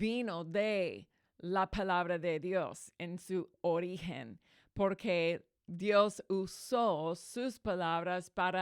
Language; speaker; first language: Spanish; non-native, fluent; English